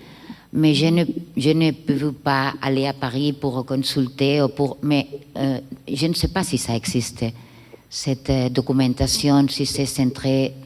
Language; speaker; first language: French; non-native, learner; Catalan